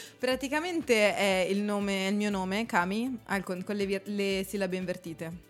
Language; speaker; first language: Italian; early bilingual, other home language; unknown